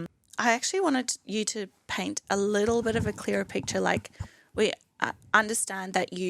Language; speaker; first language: English; native; English